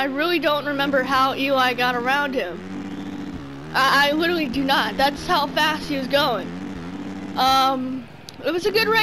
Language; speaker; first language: English; native; English